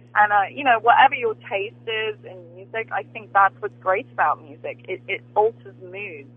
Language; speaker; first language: English; native; English